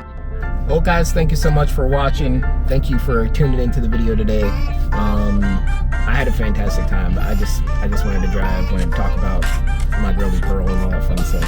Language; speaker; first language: English; native; English